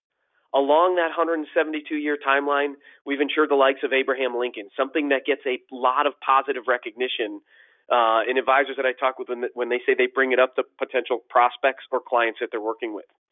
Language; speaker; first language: English; native; English